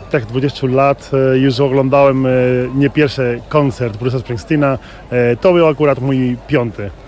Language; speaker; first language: Polish; non-native, fluent; Spanish